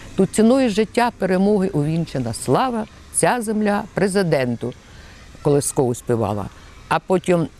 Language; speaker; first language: Ukrainian; native; Ukrainian